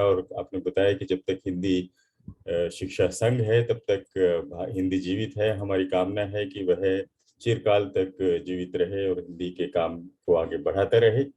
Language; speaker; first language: Hindi; native; Hindi